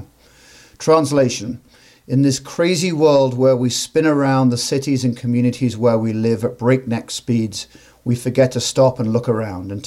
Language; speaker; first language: English; native; English